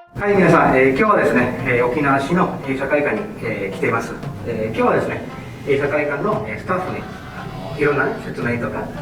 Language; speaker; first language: Japanese; early bilingual, heritage; Spanish